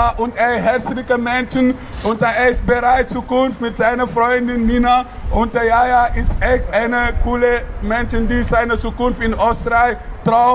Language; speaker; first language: German; non-native, learner; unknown